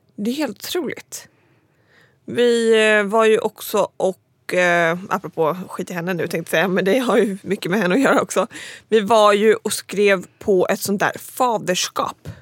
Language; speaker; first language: Swedish; native; Swedish